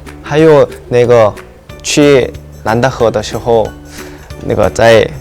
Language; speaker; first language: Chinese; non-native, learner; Korean